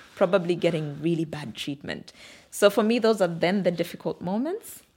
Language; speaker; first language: English; non-native, local second language; Bemba